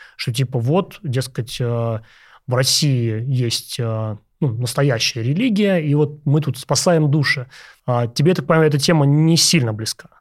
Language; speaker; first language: Russian; native; Russian